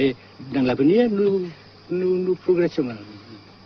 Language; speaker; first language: French; non-native, fluent; Vietnamese